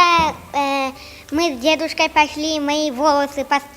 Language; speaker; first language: Russian; non-native, local second language; Tajik